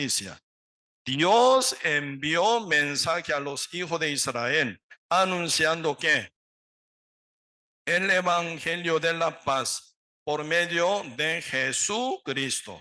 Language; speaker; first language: Spanish; non-native, learner; Korean